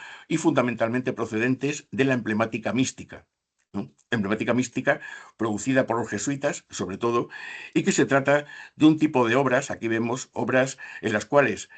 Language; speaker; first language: Spanish; native; Spanish